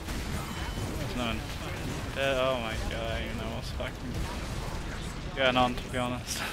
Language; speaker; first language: English; native; English